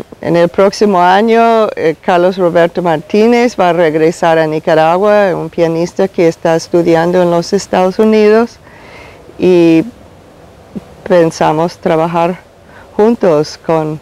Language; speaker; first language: Spanish; non-native, fluent; English